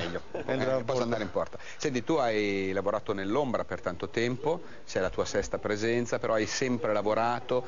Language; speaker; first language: Italian; native; Italian